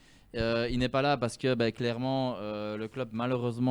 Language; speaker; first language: French; native; French